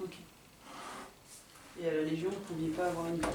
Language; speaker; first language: French; native; French